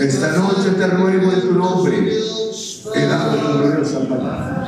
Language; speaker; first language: Spanish; native; Spanish